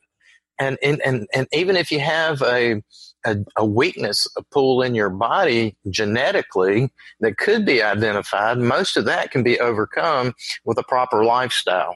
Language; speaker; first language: English; native; English